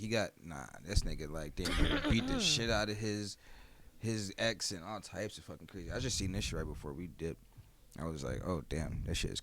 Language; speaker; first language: English; native; English